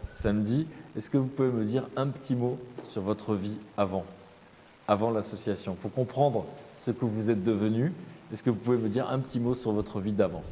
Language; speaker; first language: French; native; French